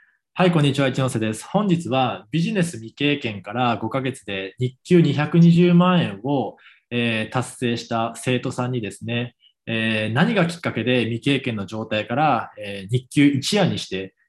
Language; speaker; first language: Japanese; native; Japanese